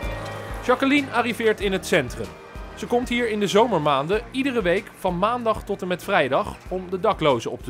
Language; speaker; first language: Dutch; native; Dutch